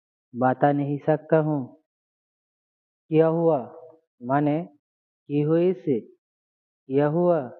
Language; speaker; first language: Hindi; non-native, fluent; Bangla